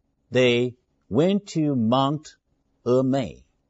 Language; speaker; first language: English; non-native, fluent; Chinese